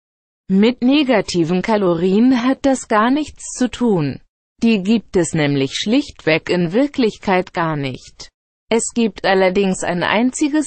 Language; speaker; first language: German; native; German